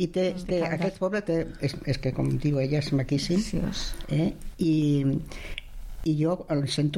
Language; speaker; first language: Catalan; non-native, local second language; Spanish